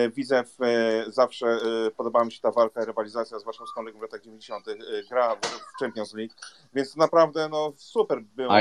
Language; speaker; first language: Polish; native; Polish